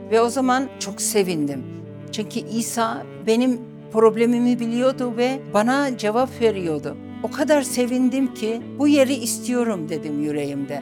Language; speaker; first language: Turkish; non-native, local second language; Arabic